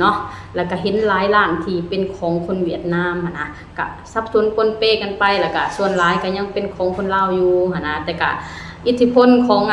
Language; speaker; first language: Thai; non-native, local second language; Lao